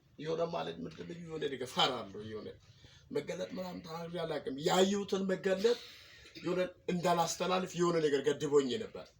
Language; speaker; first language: Amharic; non-native, local second language; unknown